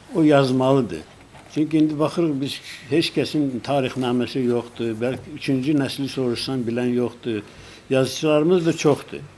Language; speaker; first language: Azerbaijani; non-native, local second language; Lezghian